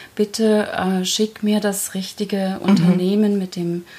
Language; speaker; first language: German; early bilingual, other home language; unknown